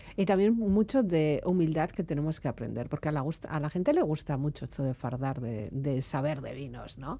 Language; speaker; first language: Spanish; native; Spanish